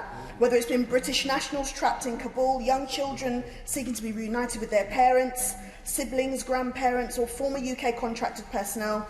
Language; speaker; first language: English; native; English